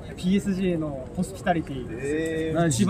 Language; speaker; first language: Japanese; native; Japanese